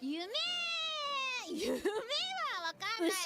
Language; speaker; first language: Japanese; native; Japanese